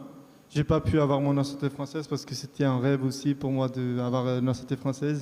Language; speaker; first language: French; early bilingual, other home language; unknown